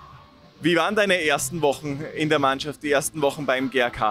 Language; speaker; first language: German; native; German